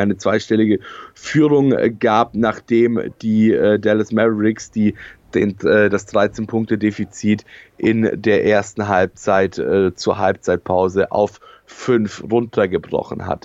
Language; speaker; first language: German; native; German